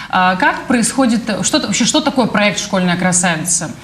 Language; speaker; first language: Russian; native; Russian